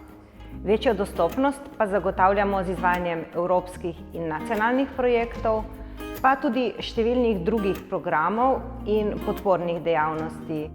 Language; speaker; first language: Slovenian; native; Slovenian